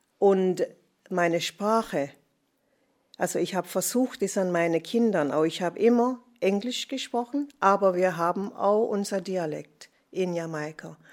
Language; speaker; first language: German; non-native, fluent; English